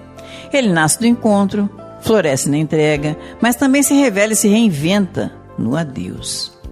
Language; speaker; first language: Portuguese; native; Portuguese